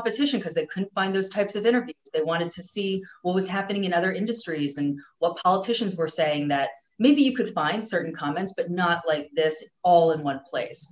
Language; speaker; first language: English; native; English